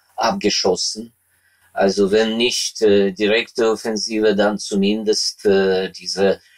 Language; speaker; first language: German; non-native, fluent; Ukrainian